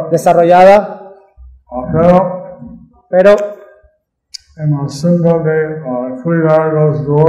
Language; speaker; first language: Spanish; non-native, learner; English